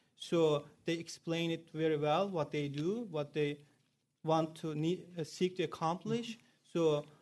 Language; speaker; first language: English; non-native, fluent; Turkish